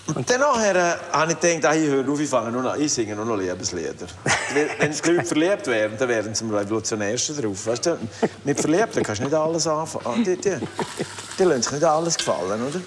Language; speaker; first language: German; non-native, local second language; Romansh